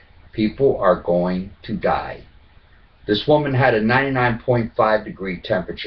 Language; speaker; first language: English; native; English